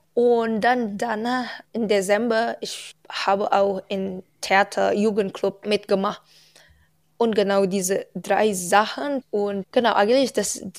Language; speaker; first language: German; non-native, learner; Indonesian